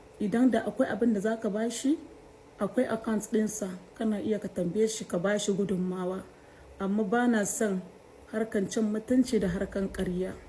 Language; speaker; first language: Hausa; non-native, local second language; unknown